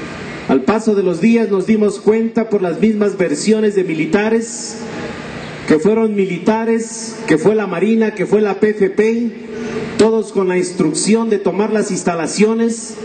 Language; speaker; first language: Spanish; native; Spanish